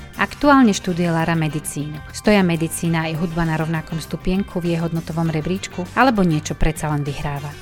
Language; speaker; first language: Slovak; native; Slovak